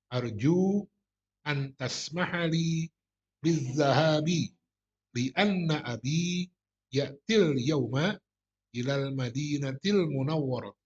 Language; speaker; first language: Arabic; non-native, fluent; Indonesian